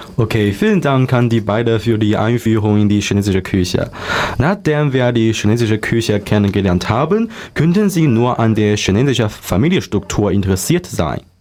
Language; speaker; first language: German; non-native, learner; Chinese